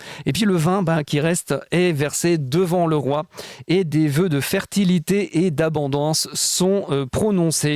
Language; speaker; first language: French; native; French